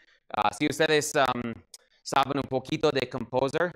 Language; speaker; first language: Spanish; non-native, learner; English